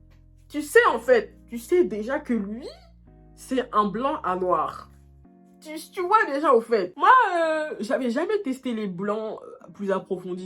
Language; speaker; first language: French; native; French